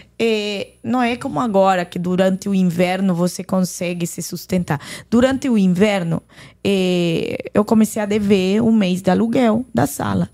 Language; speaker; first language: Portuguese; non-native, fluent; Arabic